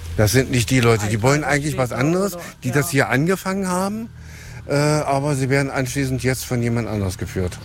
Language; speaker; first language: German; native; German